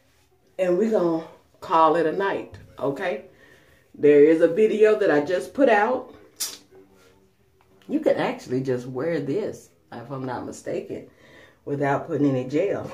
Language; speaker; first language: English; native; English